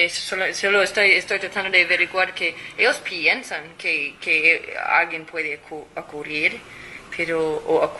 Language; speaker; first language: Spanish; non-native, fluent; English